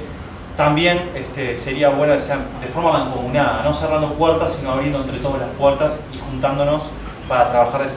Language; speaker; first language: Spanish; native; Spanish